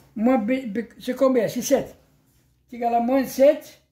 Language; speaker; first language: French; non-native, local second language; Arabic